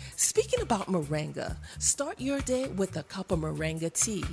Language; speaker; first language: English; native; English